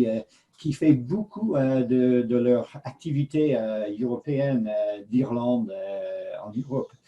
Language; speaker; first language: French; non-native, fluent; English